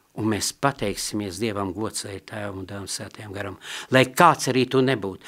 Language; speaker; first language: Latvian; non-native, local second language; Russian